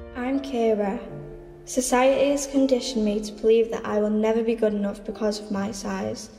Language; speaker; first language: English; native; English